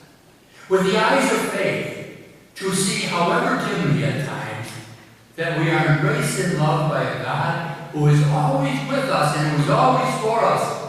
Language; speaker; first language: English; native; English